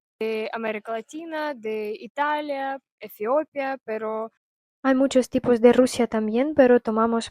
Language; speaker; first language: Spanish; non-native, fluent; Russian